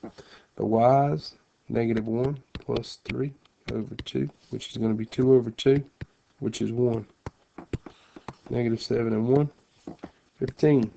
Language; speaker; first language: English; native; English